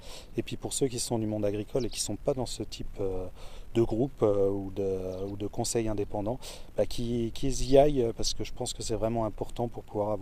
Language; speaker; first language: French; native; French